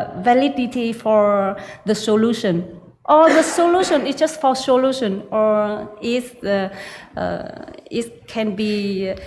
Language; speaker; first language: English; non-native, learner; Vietnamese